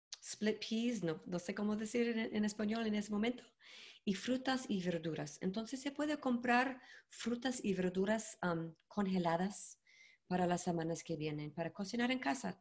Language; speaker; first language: Spanish; non-native, learner; English